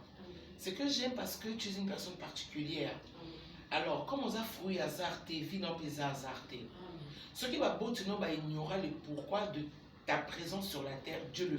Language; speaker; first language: French; non-native, local second language; Lingala